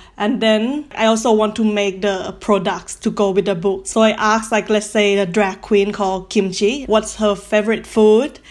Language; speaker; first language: English; non-native, learner; Thai